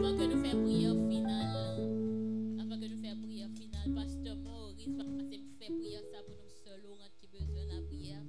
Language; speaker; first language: French; non-native, local second language; Haitian Creole